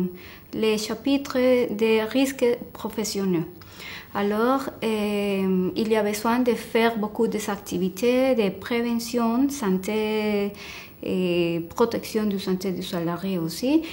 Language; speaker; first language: French; non-native, fluent; Spanish